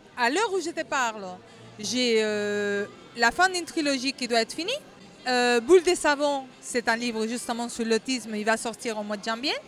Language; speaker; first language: French; non-native, fluent; Spanish